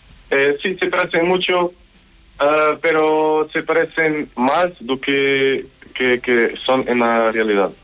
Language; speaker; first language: Spanish; non-native, learner; Portuguese